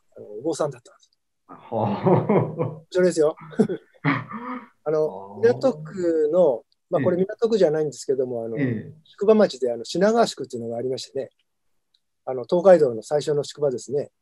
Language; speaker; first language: Japanese; native; Japanese